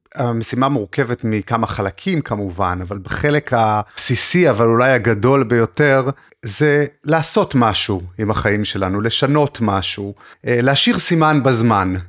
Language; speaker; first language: Hebrew; native; Hebrew